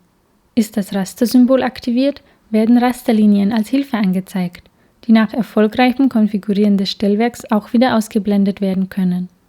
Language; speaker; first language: German; native; German